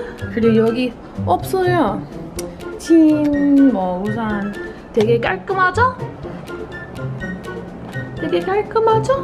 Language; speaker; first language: Korean; non-native, fluent; English